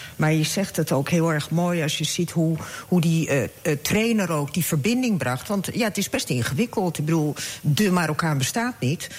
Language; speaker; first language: Dutch; early bilingual, other home language; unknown